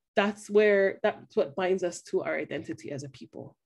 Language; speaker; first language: English; native; English